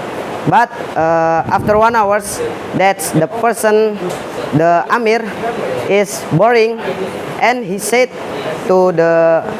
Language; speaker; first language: English; non-native, learner; Indonesian